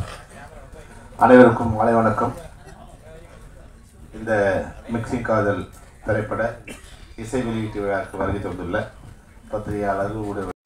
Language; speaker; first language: Tamil; native; Tamil